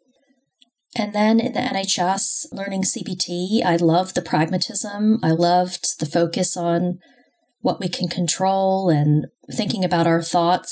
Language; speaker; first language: English; native; English